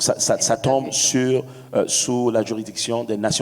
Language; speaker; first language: French; native; French